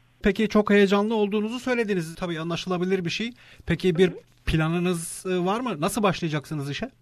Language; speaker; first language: Turkish; native; Turkish